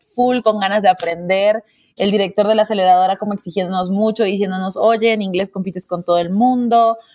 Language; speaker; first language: Spanish; native; Spanish